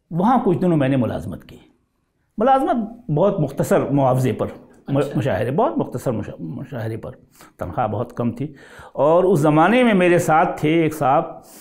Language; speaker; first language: Hindi; native; Hindi